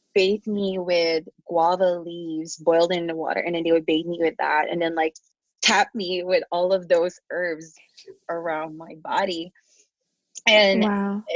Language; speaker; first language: English; non-native, local second language; Filipino